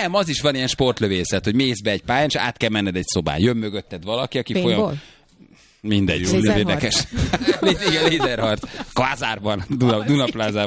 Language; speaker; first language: Hungarian; native; Hungarian